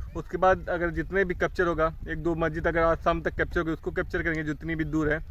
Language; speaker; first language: Hindi; native; Hindi